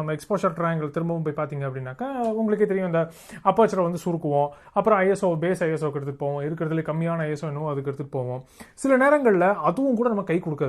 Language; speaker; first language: Tamil; native; Tamil